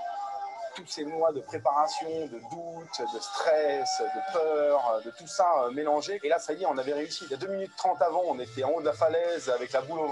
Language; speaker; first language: French; native; French